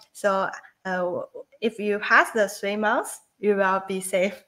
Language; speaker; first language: English; non-native, learner; Chinese